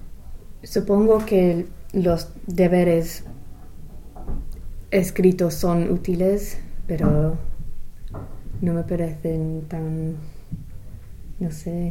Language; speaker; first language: Spanish; non-native, fluent; English